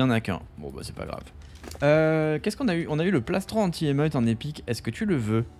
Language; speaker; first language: French; native; French